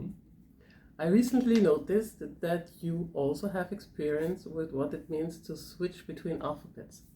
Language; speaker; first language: English; non-native, fluent; German